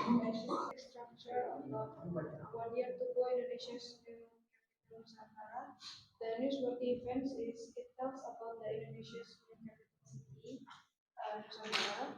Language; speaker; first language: English; non-native, learner; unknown